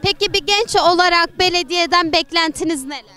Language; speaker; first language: Turkish; native; Turkish